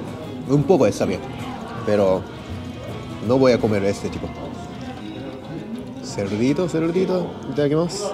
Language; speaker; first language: Spanish; non-native, learner; Japanese